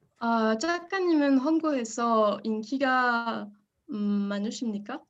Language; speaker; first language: Korean; non-native, learner; French